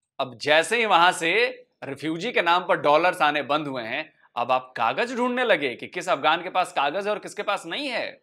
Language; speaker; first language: Hindi; native; Hindi